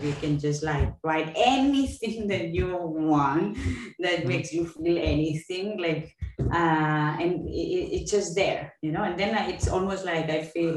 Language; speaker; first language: English; non-native, fluent; Spanish